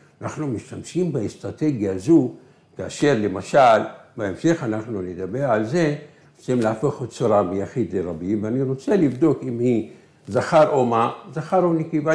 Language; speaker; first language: Hebrew; non-native, local second language; Arabic